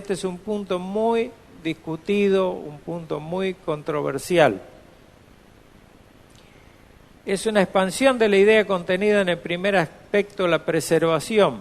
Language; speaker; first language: Spanish; native; Spanish